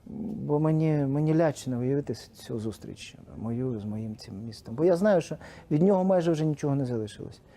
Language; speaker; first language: Ukrainian; non-native, local second language; Russian